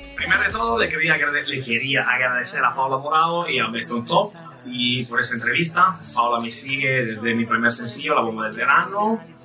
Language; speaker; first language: Spanish; non-native, fluent; Italian